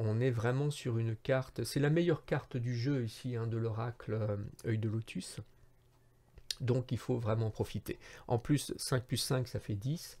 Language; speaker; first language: French; native; French